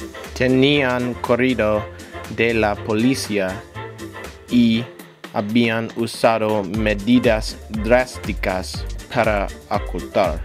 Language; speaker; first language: Spanish; non-native, learner; English